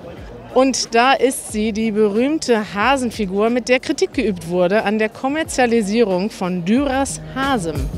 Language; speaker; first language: German; native; German